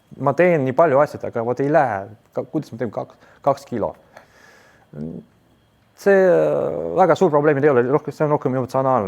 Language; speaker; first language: Estonian; non-native, learner; Russian